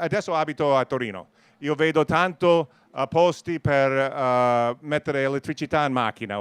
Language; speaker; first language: Italian; non-native, learner; English